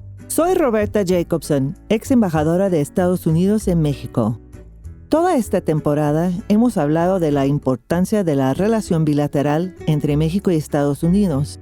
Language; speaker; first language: Spanish; non-native, fluent; English